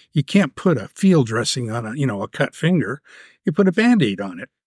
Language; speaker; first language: English; native; English